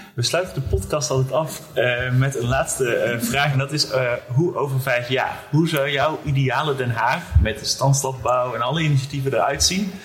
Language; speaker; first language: Dutch; native; Dutch